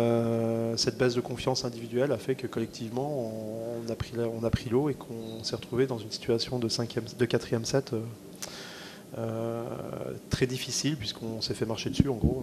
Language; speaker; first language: French; native; French